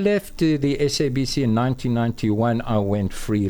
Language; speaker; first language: English; native; English